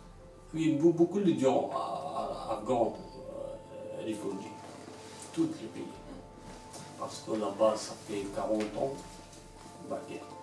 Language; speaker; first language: French; non-native, learner; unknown